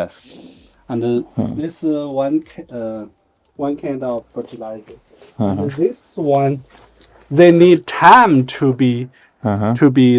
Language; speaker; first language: English; non-native, learner; Chinese